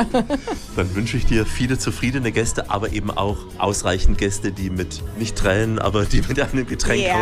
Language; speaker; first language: German; native; German